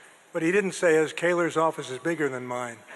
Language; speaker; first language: English; native; English